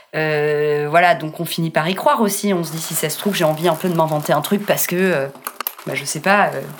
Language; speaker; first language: French; native; French